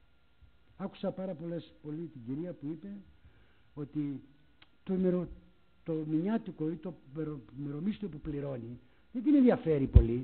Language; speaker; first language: Greek; native; Greek